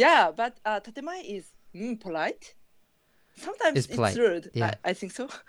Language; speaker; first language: English; non-native, learner; Japanese